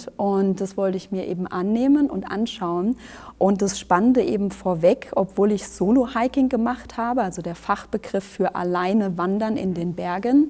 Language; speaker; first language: German; native; German